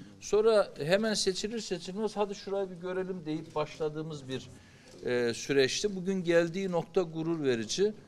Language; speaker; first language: Turkish; native; Turkish